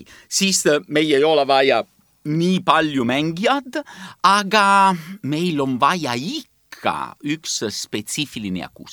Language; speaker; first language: Estonian; non-native, learner; Italian